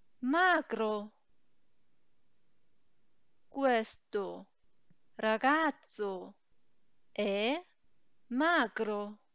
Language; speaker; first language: Italian; non-native, fluent; Chinese